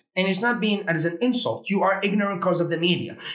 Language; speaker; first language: English; early bilingual, other home language; Arabic